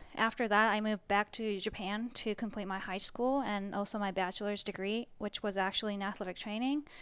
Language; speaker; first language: English; early bilingual, other home language; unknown